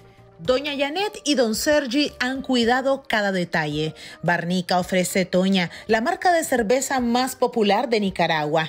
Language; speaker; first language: Spanish; native; Spanish